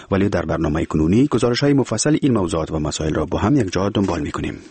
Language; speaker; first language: Persian; native; Persian